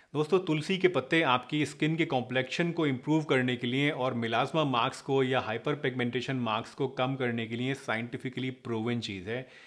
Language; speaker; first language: Hindi; native; Hindi